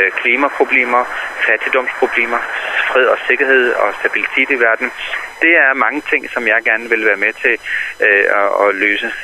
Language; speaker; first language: Danish; non-native, fluent; Arabic